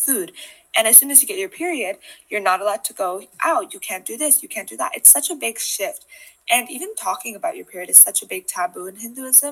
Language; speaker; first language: English; non-native, local second language; Hindi